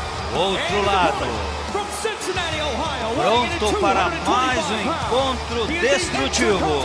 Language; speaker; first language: Portuguese; native; Portuguese